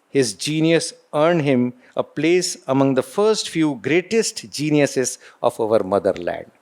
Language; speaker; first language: English; non-native, local second language; Marathi